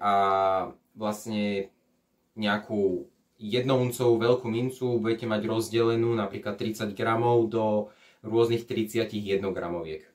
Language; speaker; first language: Slovak; native; Slovak